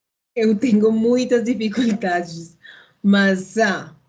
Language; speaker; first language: Portuguese; non-native, learner; Spanish